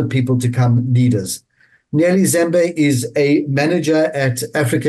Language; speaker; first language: English; native; English